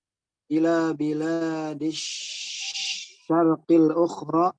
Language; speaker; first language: Arabic; non-native, learner; Indonesian